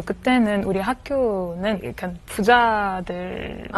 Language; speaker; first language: Korean; non-native, fluent; French